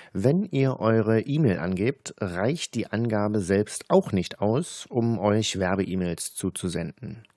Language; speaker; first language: German; native; German